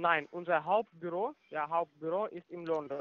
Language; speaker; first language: German; non-native, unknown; Russian